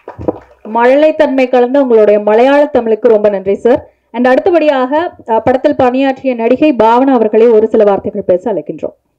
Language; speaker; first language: Tamil; native; Tamil